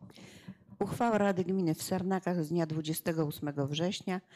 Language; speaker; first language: Polish; native; Polish